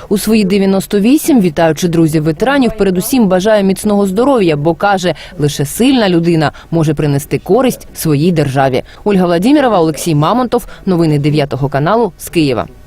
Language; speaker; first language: Ukrainian; native; Ukrainian